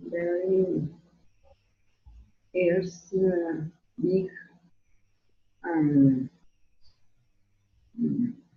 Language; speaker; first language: English; non-native, learner; Spanish